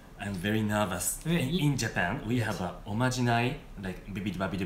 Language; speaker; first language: English; non-native, learner; Japanese